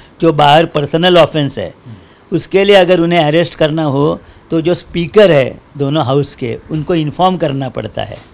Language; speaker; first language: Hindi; non-native, local second language; Marathi